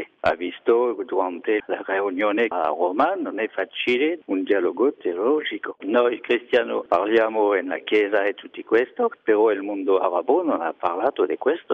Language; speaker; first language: Italian; non-native, learner; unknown